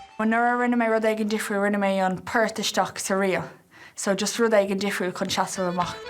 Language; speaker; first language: Irish; non-native, local second language; English